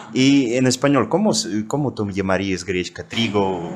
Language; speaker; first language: Spanish; non-native, fluent; Russian